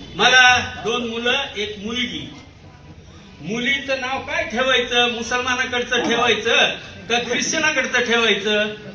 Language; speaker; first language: Marathi; non-native, local second language; Urdu